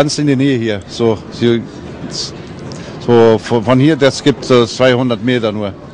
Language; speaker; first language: German; non-native, learner; Portuguese